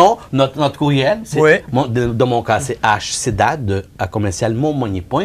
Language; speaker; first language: French; non-native, fluent; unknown